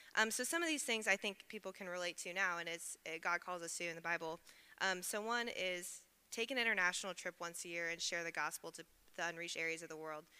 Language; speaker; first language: English; native; English